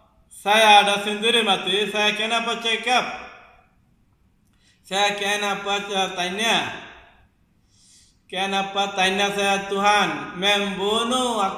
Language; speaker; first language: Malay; non-native, local second language; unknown